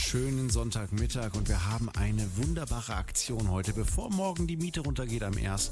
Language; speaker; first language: German; native; German